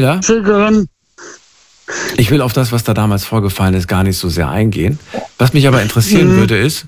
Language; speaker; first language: German; native; German